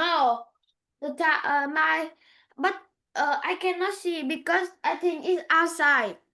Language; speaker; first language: English; non-native, learner; Vietnamese